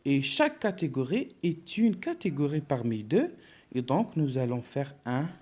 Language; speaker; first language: French; non-native, local second language; Arabic